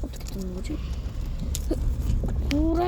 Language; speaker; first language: Korean; native; Korean